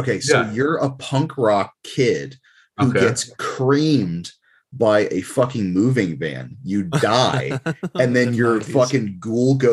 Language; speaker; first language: English; native; English